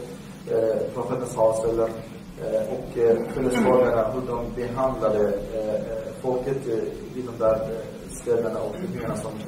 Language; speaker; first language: Swedish; early bilingual, other home language; Arabic